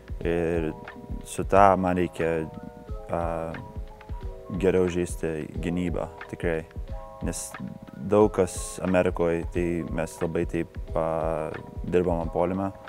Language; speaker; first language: Lithuanian; early bilingual, heritage; Lithuanian